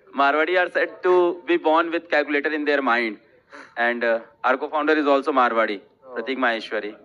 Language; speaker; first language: Hindi; native; Hindi